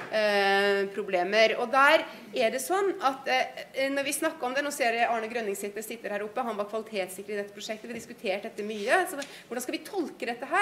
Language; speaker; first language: Norwegian; native; Norwegian